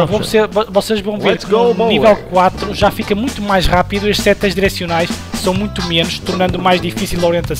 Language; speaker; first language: Portuguese; native; Portuguese